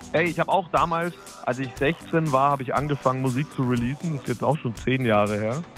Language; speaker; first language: German; native; German